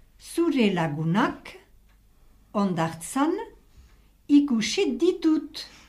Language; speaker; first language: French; native; French